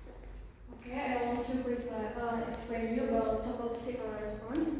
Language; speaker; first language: English; non-native, learner; Indonesian